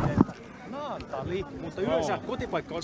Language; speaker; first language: Finnish; native; Finnish